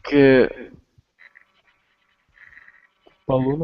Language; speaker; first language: Russian; non-native, learner; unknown